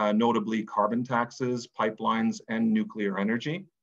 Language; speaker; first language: English; native; English